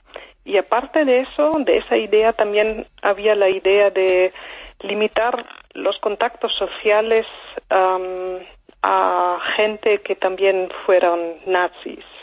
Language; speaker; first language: Spanish; non-native, fluent; German